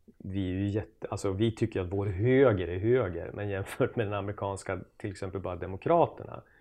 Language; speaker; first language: Swedish; native; Swedish